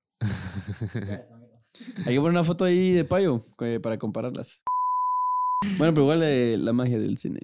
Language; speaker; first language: Spanish; native; Spanish